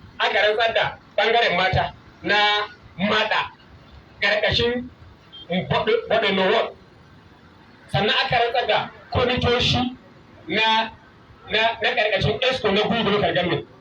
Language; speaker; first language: Hausa; native; Hausa